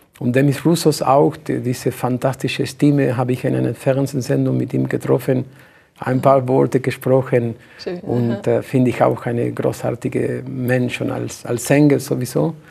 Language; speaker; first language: German; non-native, learner; Spanish